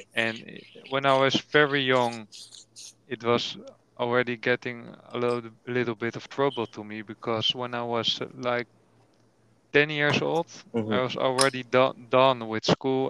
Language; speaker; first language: English; non-native, learner; Dutch